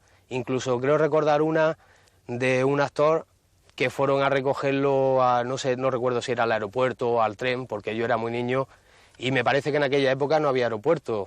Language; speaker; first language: Spanish; native; Spanish